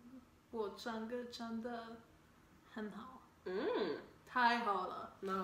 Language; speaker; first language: Chinese; non-native, learner; English